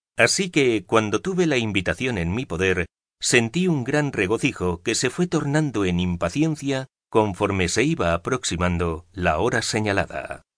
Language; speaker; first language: Spanish; native; Spanish